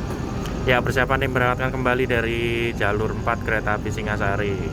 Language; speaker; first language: Indonesian; native; Indonesian